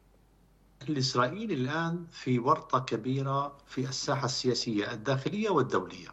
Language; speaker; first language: Arabic; native; Arabic